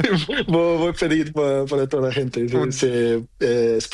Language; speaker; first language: Spanish; non-native, learner; Portuguese